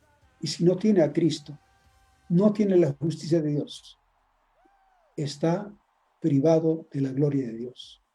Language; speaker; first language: Spanish; native; Spanish